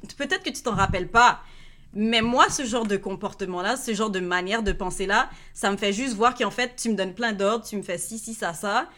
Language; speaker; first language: French; native; French